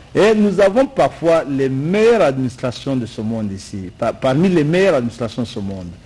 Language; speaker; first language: French; non-native, local second language; Luba-Lulua